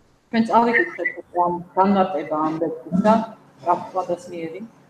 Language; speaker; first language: English; non-native, fluent; Georgian